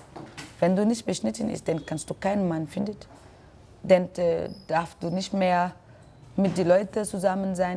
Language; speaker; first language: German; non-native, learner; French